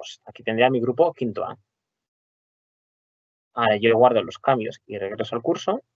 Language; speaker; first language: Spanish; native; Spanish